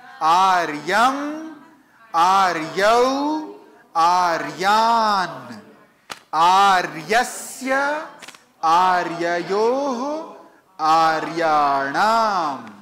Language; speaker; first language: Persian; non-native, fluent; Hindi